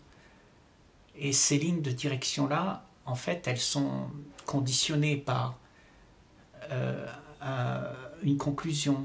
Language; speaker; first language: French; native; French